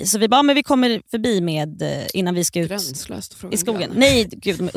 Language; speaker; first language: Swedish; native; Swedish